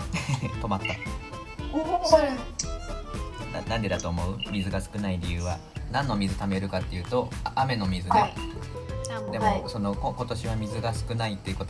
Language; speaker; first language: Japanese; native; Japanese